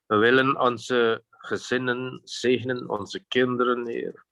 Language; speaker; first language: Dutch; non-native, fluent; Indonesian